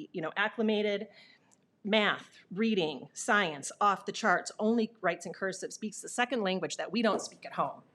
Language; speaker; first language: English; native; English